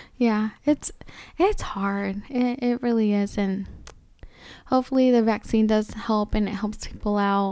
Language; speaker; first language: English; early bilingual, other home language; Spanish